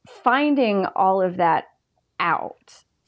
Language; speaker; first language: English; native; English